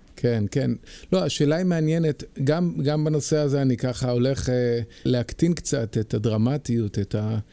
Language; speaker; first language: Hebrew; early bilingual, heritage; Hebrew